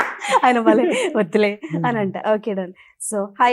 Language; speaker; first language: Telugu; native; Telugu